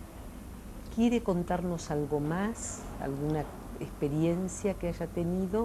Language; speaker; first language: Spanish; native; Spanish